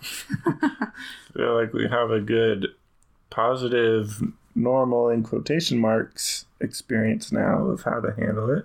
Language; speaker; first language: English; native; English